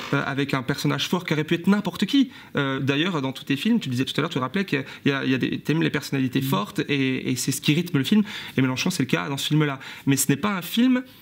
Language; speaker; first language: French; early bilingual, other home language; Turkish